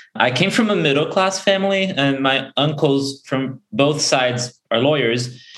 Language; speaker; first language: English; early bilingual, other home language; Portuguese